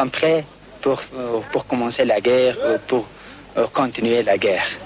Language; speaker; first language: French; non-native, learner; Persian